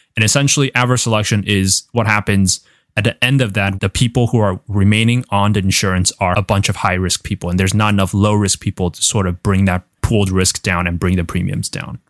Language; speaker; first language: English; non-native, fluent; Chinese